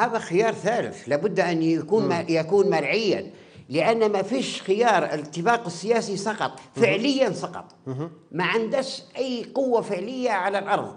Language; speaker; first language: Arabic; native; Arabic